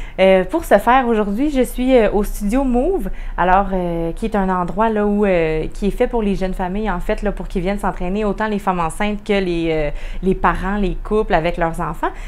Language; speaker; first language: French; native; French